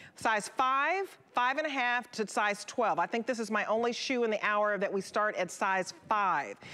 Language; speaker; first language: English; native; English